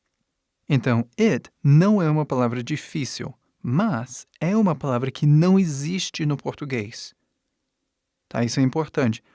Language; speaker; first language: Portuguese; non-native, fluent; English